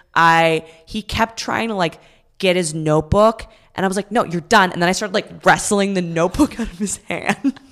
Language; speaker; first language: English; native; English